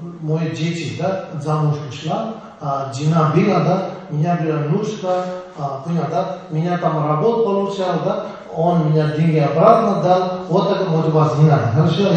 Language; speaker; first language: Russian; non-native, learner; Tibetan